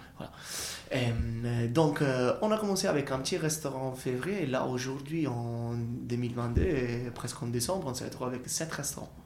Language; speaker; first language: French; non-native, fluent; Italian